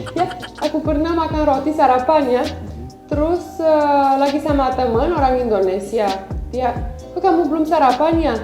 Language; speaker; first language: Indonesian; non-native, fluent; Romanian